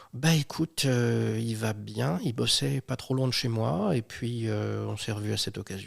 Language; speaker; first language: French; native; French